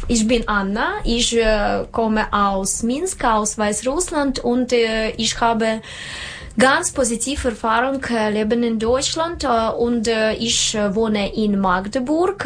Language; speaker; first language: German; non-native, learner; Russian